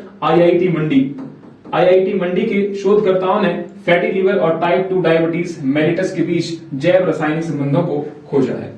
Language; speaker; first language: Hindi; native; Hindi